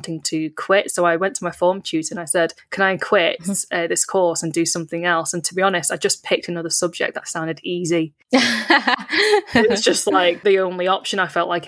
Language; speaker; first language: English; native; English